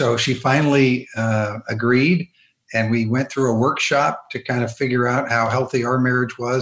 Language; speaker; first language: English; native; English